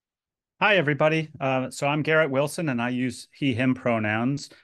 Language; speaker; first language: English; native; English